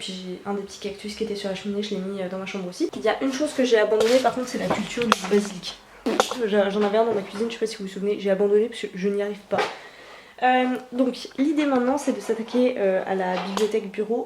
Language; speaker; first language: French; native; French